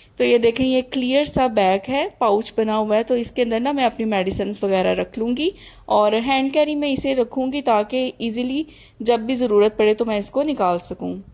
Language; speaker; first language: Urdu; native; Urdu